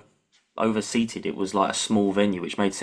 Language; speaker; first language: English; native; English